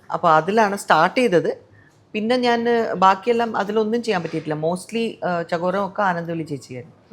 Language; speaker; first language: Malayalam; non-native, local second language; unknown